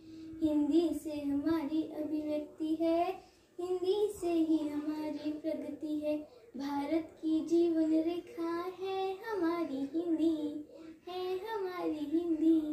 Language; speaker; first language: Hindi; non-native, local second language; Marathi